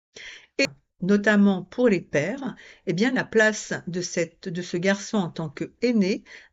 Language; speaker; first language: French; native; French